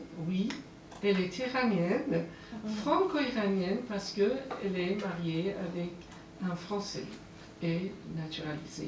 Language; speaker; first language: French; non-native, fluent; Persian